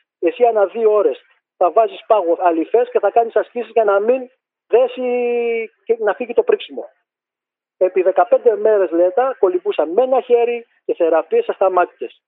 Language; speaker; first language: Greek; native; Greek